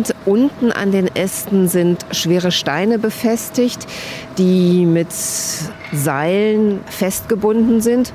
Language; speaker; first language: German; native; German